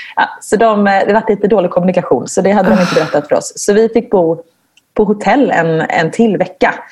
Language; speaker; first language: Swedish; native; Swedish